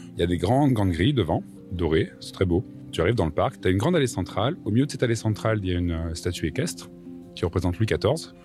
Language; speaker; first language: French; native; French